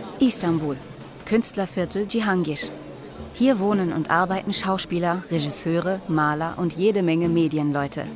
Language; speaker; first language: German; native; German